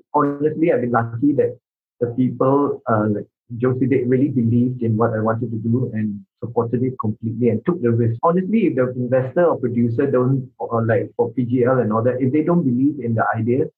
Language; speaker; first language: English; non-native, local second language; Min Nan Chinese